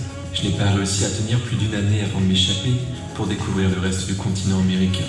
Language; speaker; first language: French; native; French